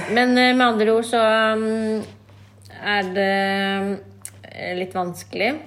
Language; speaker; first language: Norwegian; non-native, local second language; Kurdish